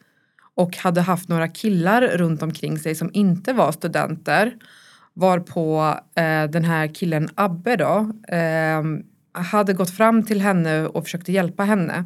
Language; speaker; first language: Swedish; native; Swedish